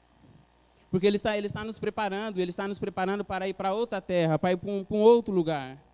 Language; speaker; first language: Portuguese; native; Portuguese